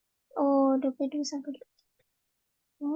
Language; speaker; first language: Malay; native; Malay